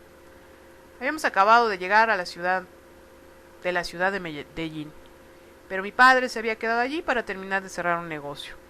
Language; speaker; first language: Spanish; native; Spanish